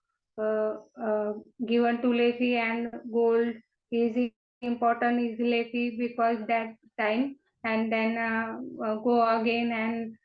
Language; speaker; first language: English; non-native, learner; Kannada